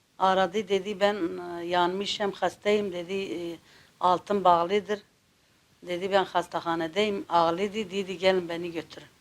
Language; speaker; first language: Turkish; non-native, local second language; Kurdish